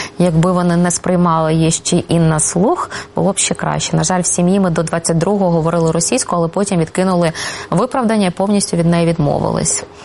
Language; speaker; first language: Ukrainian; non-native, local second language; Russian